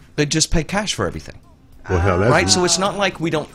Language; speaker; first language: English; native; English